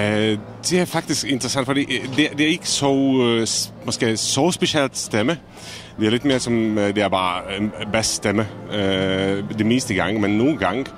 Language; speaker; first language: Danish; non-native, fluent; Czech